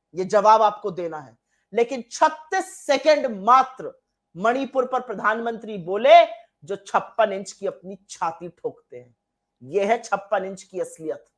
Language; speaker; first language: Hindi; native; Hindi